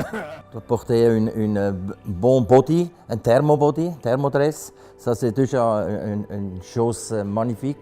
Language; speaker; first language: French; non-native, local second language; German